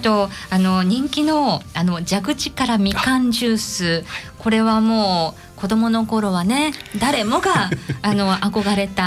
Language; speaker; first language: Japanese; native; Japanese